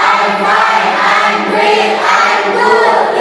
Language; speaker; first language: English; non-native, learner; Indonesian